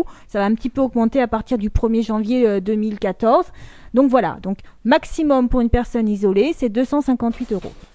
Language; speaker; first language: French; native; French